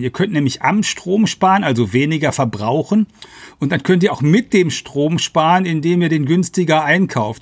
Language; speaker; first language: German; native; German